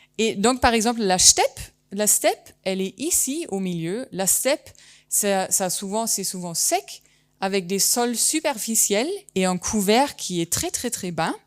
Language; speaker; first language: French; non-native, fluent; German